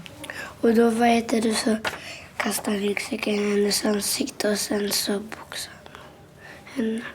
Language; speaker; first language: Swedish; native; Swedish